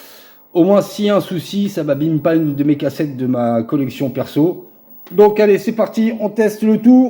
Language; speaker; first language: French; native; French